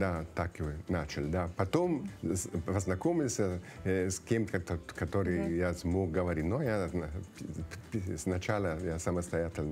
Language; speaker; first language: Russian; non-native, fluent; Italian